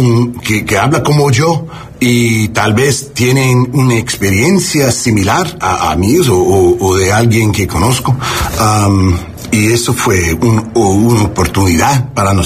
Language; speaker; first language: Spanish; non-native, learner; English